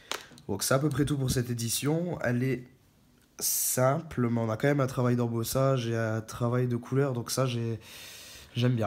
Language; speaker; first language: French; native; French